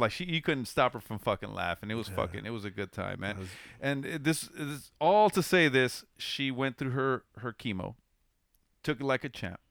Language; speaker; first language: English; early bilingual, other home language; Spanish